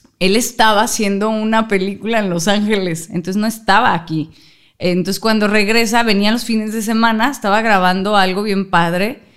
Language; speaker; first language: Spanish; native; Spanish